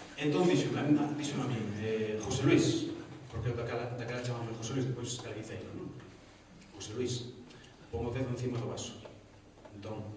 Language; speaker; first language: Galician; non-native, local second language; Spanish